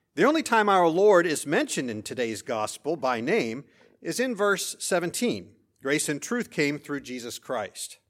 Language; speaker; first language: English; native; English